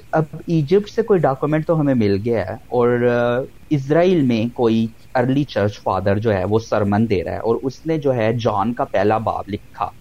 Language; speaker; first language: Urdu; non-native, local second language; Punjabi